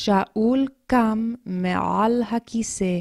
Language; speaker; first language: Hebrew; non-native, fluent; English